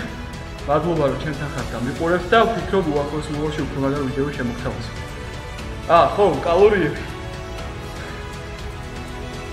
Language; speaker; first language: Georgian; native; Georgian